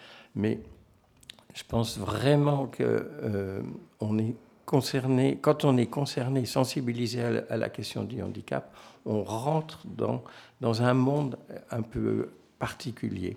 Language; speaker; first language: French; native; French